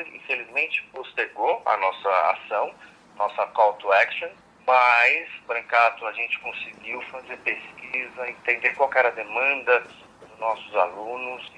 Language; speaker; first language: Portuguese; native; Portuguese